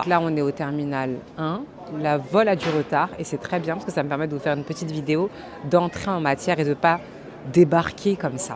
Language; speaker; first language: French; native; French